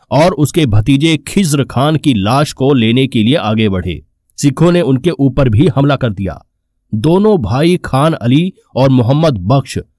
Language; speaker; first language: Hindi; non-native, local second language; Punjabi